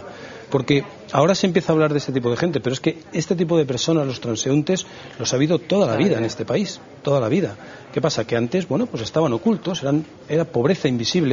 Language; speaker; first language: Spanish; native; Spanish